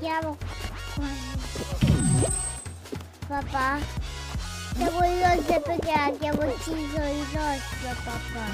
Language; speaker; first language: Italian; early bilingual, heritage; Italian